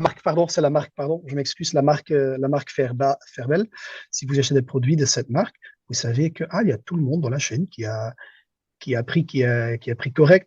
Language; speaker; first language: French; non-native, local second language; Dutch